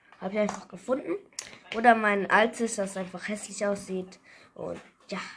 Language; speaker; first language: German; native; German